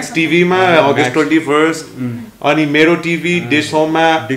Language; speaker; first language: Nepali; non-native, learner; English